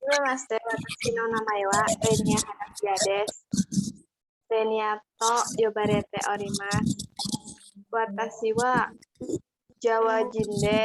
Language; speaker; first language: Japanese; non-native, learner; Indonesian